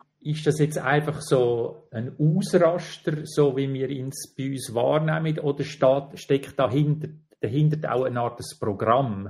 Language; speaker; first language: German; native; German